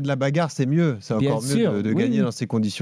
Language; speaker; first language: French; native; French